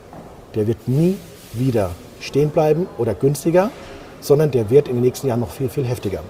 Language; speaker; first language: German; native; German